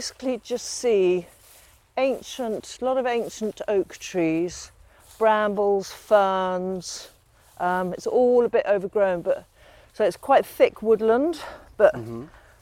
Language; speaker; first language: English; native; English